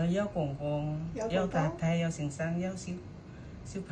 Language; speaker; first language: Cantonese; non-native, learner; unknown